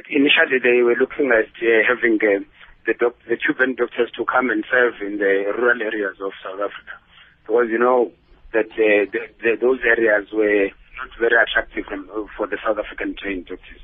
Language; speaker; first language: English; non-native, local second language; Xhosa